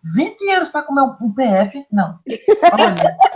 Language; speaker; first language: Portuguese; native; Portuguese